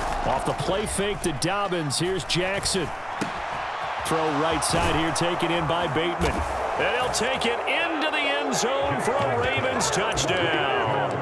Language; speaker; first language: English; native; English